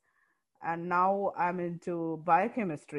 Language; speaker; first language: English; non-native, local second language; Malayalam